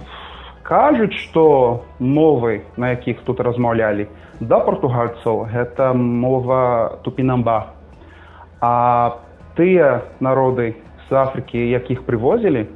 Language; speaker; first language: Belarusian; non-native, fluent; Portuguese